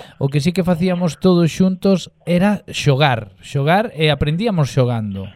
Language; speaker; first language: Galician; native; Galician